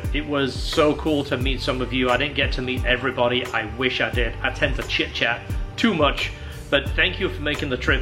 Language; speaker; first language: English; native; English